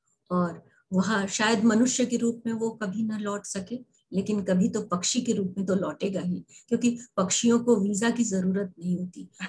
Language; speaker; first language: Hindi; native; Hindi